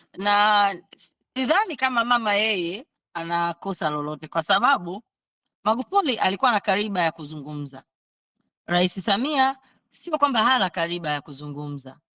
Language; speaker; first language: Swahili; native; Swahili